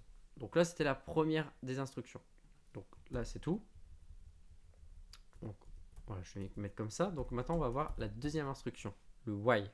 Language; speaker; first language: French; native; French